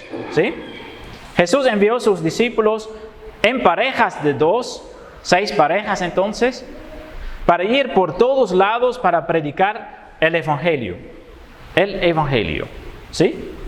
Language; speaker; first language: Spanish; non-native, fluent; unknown